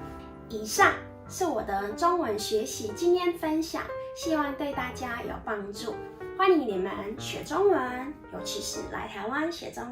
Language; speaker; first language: Chinese; non-native, fluent; Mongolian